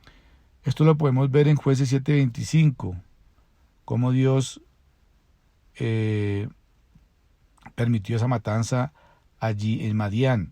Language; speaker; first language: Spanish; native; Spanish